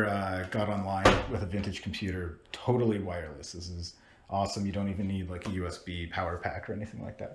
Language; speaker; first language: English; native; English